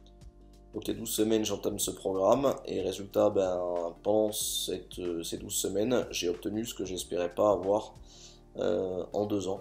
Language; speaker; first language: French; native; French